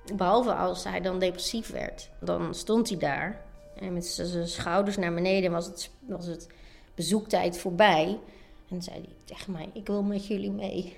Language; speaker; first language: Dutch; native; Dutch